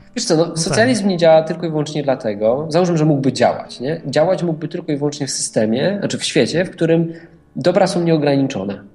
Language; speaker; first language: Polish; native; Polish